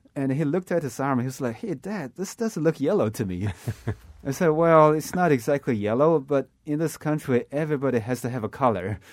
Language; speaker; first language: English; non-native, fluent; Chinese